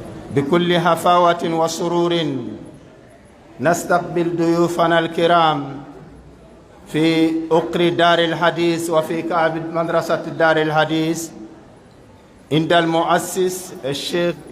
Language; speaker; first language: Arabic; non-native, fluent; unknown